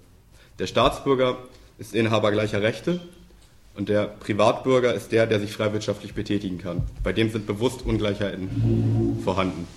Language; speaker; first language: German; native; German